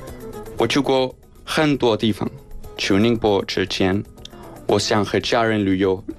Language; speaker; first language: Chinese; non-native, fluent; Spanish